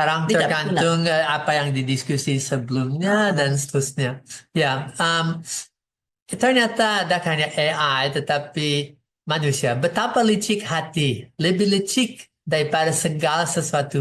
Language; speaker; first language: Indonesian; non-native, fluent; English